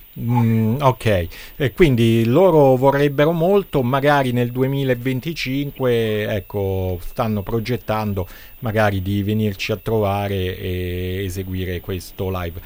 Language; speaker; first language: Italian; native; Italian